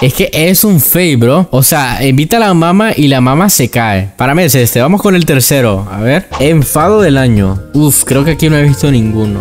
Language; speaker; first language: Spanish; native; Spanish